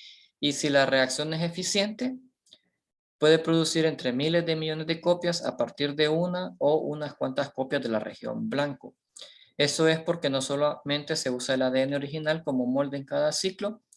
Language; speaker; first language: Spanish; native; Spanish